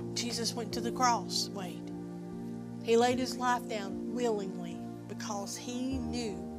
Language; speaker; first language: English; native; English